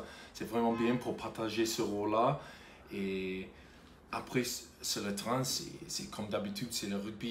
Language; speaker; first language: French; non-native, fluent; English